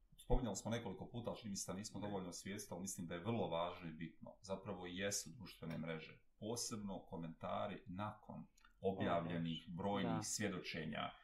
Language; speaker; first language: Bosnian; native; Bosnian